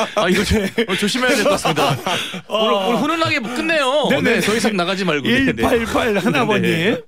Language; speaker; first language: Korean; native; Korean